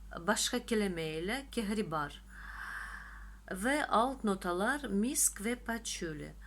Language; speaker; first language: Turkish; non-native, fluent; Russian